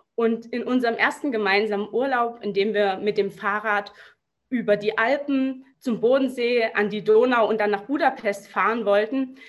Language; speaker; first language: German; native; German